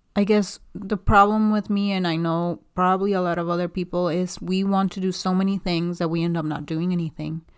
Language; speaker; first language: English; non-native, fluent; Spanish